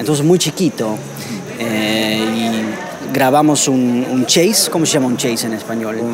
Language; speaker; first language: Spanish; non-native, learner; Dutch